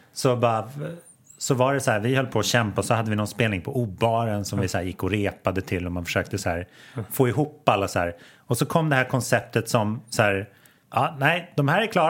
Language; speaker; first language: Swedish; native; Swedish